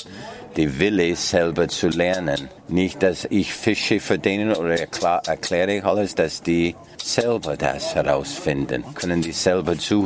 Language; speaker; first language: German; non-native, fluent; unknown